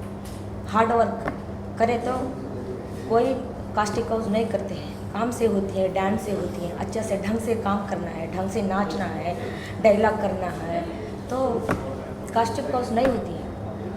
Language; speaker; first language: Hindi; non-native, local second language; Lambadi